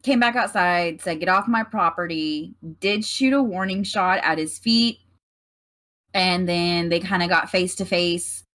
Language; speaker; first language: English; native; English